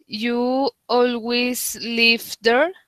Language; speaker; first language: English; non-native, learner; Spanish